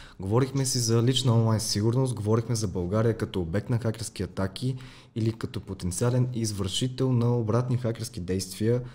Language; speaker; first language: Bulgarian; native; Bulgarian